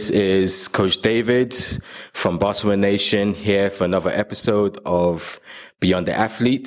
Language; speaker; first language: English; non-native, local second language; Yoruba